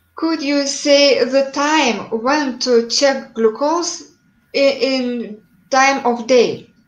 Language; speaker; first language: English; non-native, learner; Lithuanian